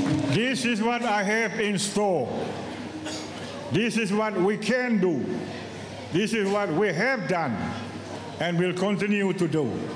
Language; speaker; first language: English; non-native, local second language; Malay